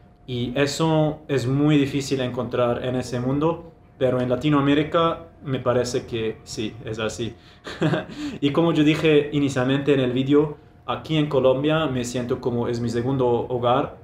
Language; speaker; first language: Spanish; non-native, fluent; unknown